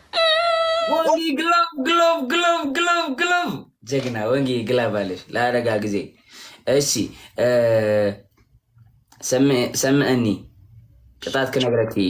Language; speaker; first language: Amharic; non-native, learner; Tigrinya